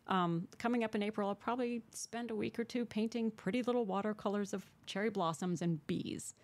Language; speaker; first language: English; native; English